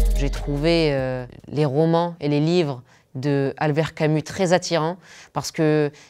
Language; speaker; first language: French; non-native, local second language; Arabic